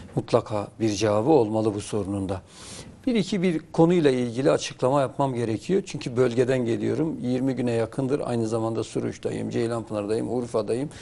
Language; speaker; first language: Turkish; native; Turkish